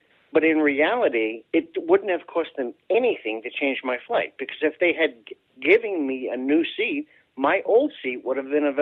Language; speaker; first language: English; native; English